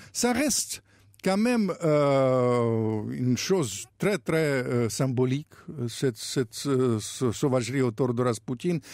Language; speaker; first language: French; non-native, fluent; Russian